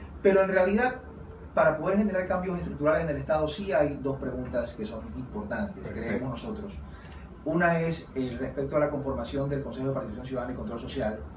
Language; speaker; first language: Spanish; native; Spanish